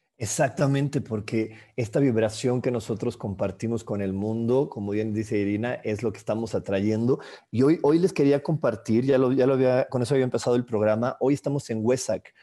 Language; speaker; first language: Spanish; native; Spanish